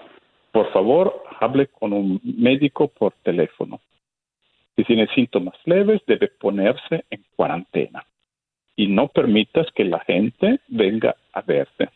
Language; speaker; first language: Spanish; non-native, fluent; Italian